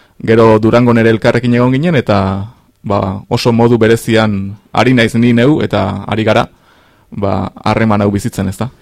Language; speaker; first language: Basque; native; Basque